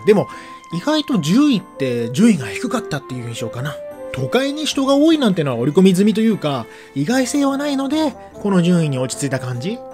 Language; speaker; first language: Japanese; native; Japanese